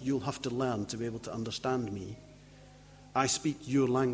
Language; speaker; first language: English; native; English